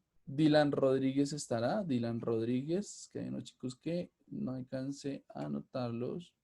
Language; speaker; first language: Spanish; native; Spanish